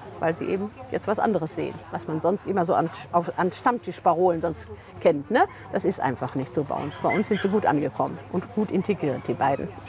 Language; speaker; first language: German; native; German